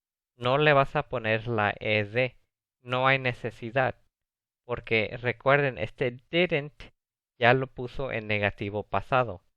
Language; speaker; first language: Spanish; early bilingual, other home language; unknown